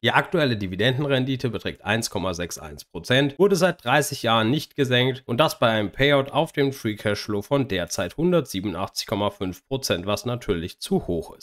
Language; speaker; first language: German; native; German